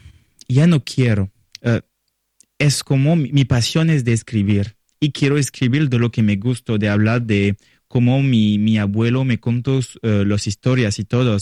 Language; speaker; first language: Spanish; non-native, learner; French